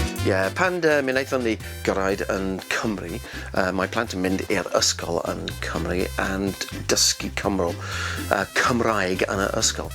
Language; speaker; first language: Welsh; non-native, learner; English